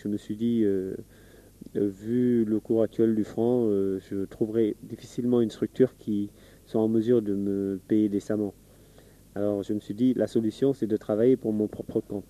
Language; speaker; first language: French; non-native, local second language; Wolof